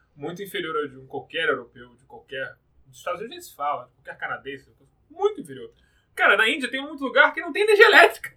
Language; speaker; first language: Portuguese; native; Portuguese